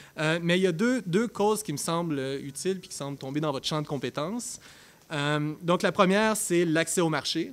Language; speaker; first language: French; native; French